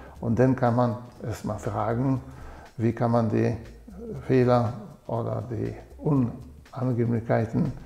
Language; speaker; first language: German; non-native, fluent; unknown